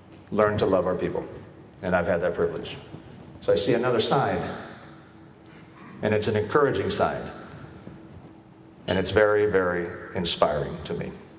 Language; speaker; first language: English; early bilingual, other home language; Spanish